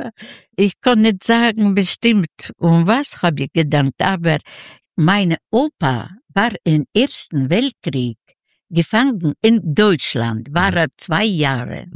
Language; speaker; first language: German; non-native, learner; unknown